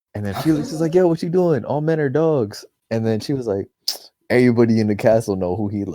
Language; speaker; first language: English; native; English